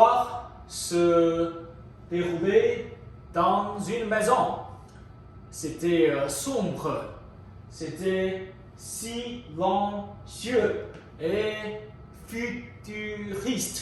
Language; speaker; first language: French; non-native, learner; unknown